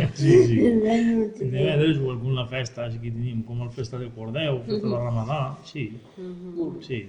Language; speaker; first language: Catalan; non-native, learner; Arabic